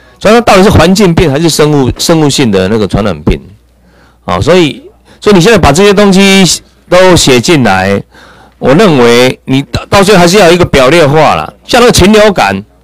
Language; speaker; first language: Chinese; native; Chinese